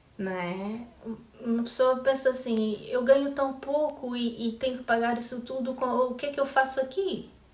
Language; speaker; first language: Portuguese; native; Portuguese